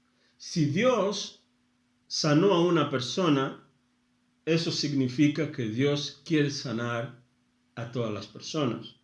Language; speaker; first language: Spanish; non-native, fluent; Portuguese